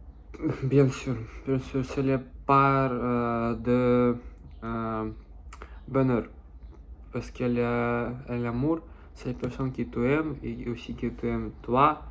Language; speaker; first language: French; non-native, learner; Russian